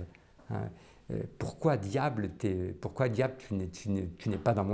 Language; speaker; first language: French; native; French